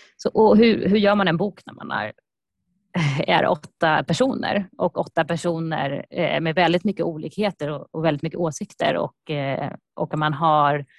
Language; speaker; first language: Swedish; native; Swedish